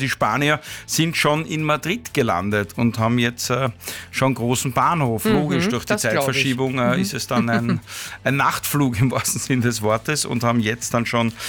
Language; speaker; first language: German; native; German